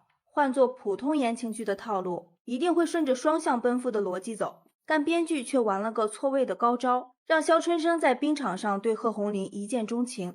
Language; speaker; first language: Chinese; native; Chinese